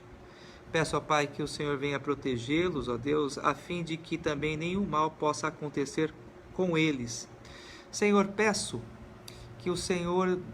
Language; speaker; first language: Portuguese; native; Portuguese